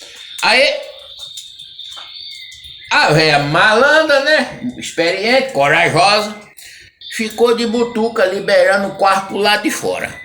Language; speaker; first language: Portuguese; native; Portuguese